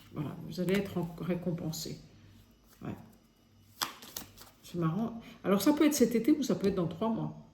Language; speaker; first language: French; native; French